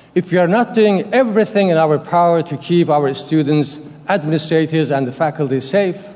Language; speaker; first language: English; non-native, fluent; Persian